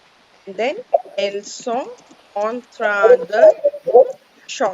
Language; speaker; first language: French; non-native, fluent; Hindi